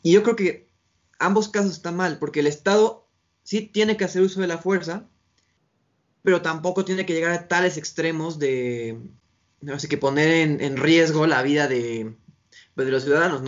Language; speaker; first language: Spanish; native; Spanish